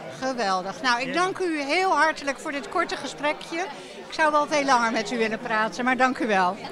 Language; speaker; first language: Dutch; native; Dutch